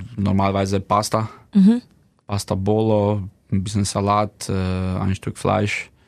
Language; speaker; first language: German; non-native, fluent; Slovenian